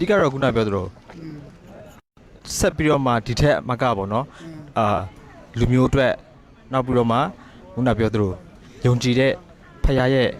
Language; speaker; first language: Burmese; non-native, local second language; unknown